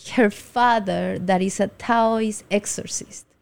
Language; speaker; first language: English; non-native, fluent; Spanish